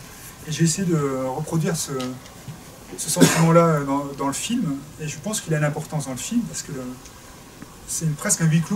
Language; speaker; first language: French; native; French